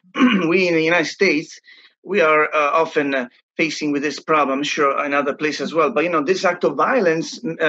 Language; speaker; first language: English; non-native, fluent; Italian